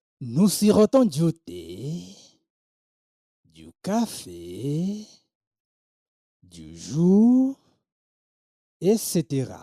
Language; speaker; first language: French; non-native, learner; Swahili